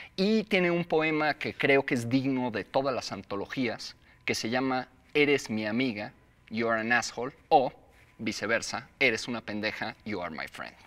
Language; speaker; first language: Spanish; native; Spanish